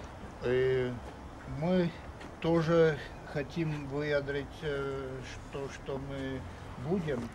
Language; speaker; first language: Russian; non-native, local second language; Czech